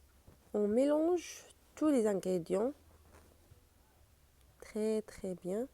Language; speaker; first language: French; non-native, learner; Arabic